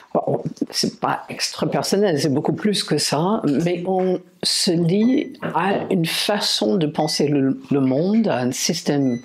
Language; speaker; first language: French; non-native, fluent; English